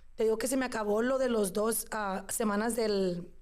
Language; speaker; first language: Spanish; early bilingual, other home language; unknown